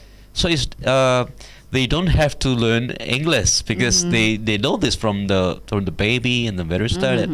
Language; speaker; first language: English; non-native, learner; Indonesian